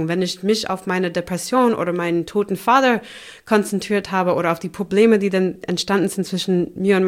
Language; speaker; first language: German; non-native, fluent; English